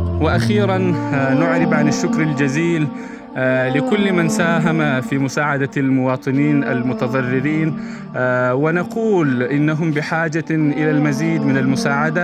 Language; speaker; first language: Arabic; non-native, fluent; Pashto